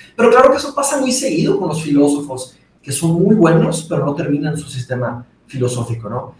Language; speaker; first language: Spanish; early bilingual, other home language; Portuguese